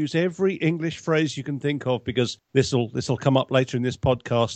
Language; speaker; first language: English; native; English